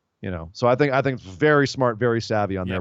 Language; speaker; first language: English; native; English